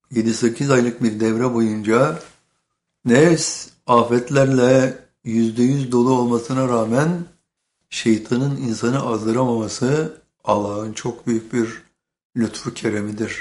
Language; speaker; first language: Turkish; native; Turkish